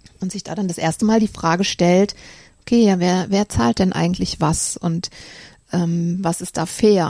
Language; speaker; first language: German; native; German